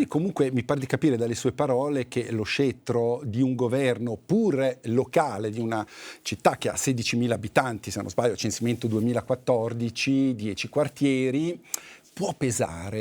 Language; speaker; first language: Italian; native; Italian